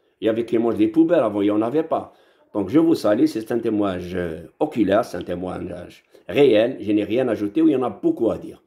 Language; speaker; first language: French; non-native, local second language; Arabic